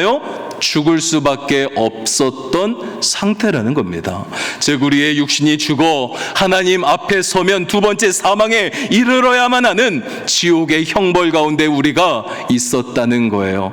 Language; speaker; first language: Korean; native; Korean